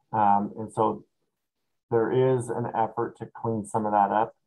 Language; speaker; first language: English; native; English